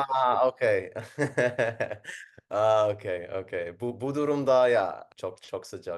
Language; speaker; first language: Turkish; non-native, learner; Arabic